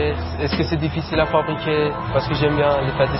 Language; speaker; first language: French; non-native, learner; Persian